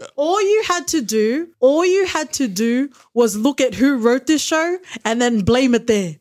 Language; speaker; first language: English; native; English